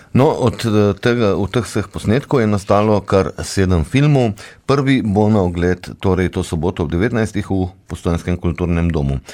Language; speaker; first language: Slovenian; native; Slovenian